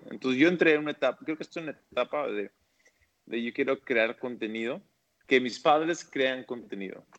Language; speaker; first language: Spanish; early bilingual, other home language; English